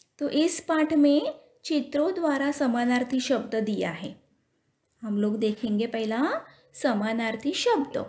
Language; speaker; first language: Hindi; non-native, local second language; Marathi